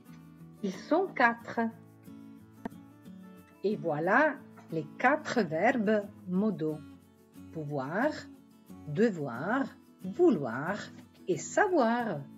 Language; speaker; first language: French; non-native, fluent; Italian